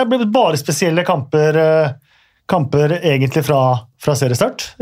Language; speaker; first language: Norwegian; native; Norwegian